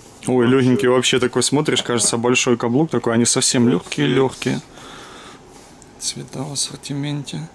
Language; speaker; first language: Russian; native; Russian